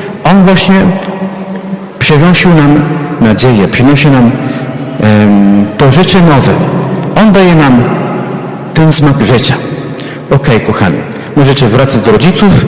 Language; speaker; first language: Polish; non-native, fluent; Italian